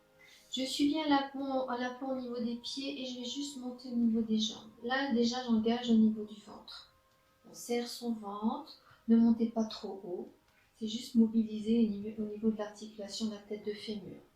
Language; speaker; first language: French; native; French